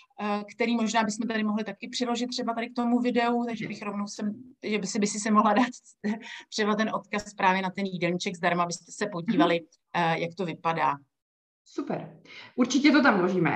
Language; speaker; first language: Czech; native; Czech